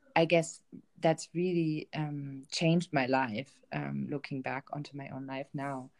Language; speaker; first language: English; non-native, fluent; German